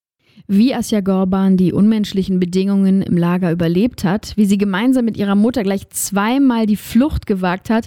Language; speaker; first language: German; native; German